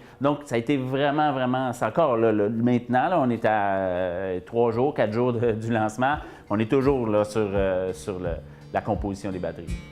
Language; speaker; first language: French; native; French